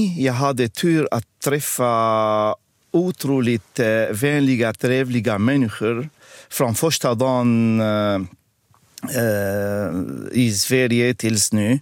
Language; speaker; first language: Swedish; non-native, learner; Arabic